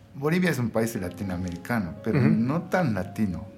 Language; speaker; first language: Spanish; non-native, fluent; Japanese